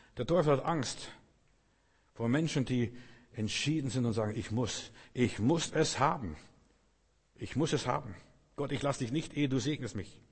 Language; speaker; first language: German; non-native, fluent; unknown